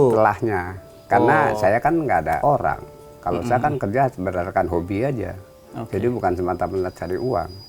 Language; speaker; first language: Indonesian; non-native, local second language; Javanese